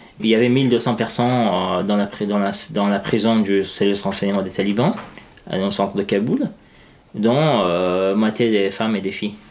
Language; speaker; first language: French; non-native, fluent; Persian